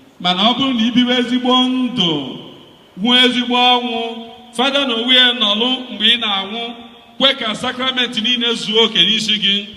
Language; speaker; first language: Igbo; native; Igbo